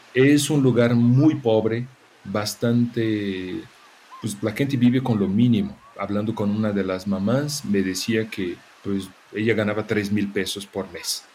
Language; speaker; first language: Spanish; non-native, fluent; Portuguese